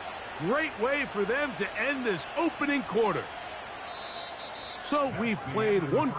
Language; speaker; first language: English; native; English